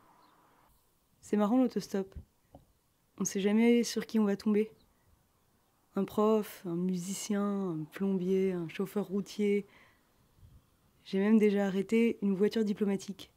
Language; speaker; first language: French; native; French